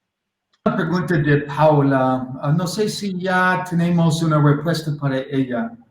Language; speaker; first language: Spanish; non-native, learner; English